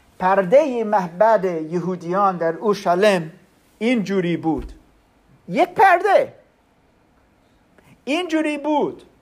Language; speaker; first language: Persian; non-native, learner; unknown